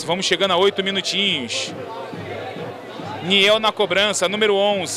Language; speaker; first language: Portuguese; native; Portuguese